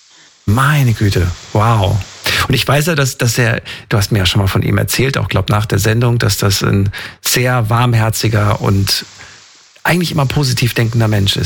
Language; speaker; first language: German; native; German